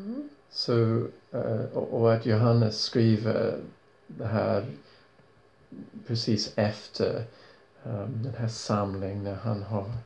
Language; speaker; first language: Swedish; non-native, fluent; English